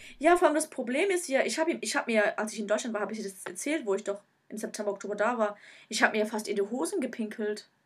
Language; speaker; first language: German; early bilingual, other home language; Turkish